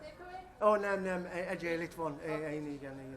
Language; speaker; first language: Hungarian; early bilingual, heritage; English